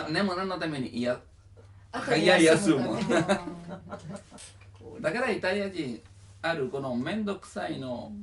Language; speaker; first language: Japanese; non-native, learner; Italian